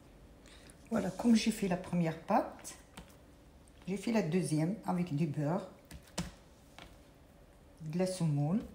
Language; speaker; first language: French; non-native, local second language; Arabic